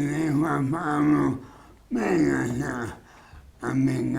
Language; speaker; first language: Spanish; non-native, fluent; English